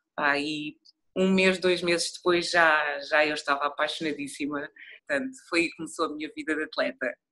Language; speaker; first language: Portuguese; early bilingual, other home language; Upper Guinea Crioulo